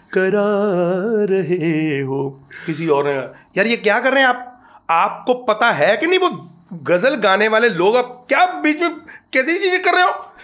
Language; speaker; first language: Hindi; native; Hindi